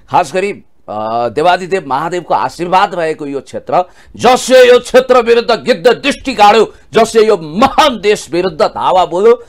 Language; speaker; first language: Nepali; native; Nepali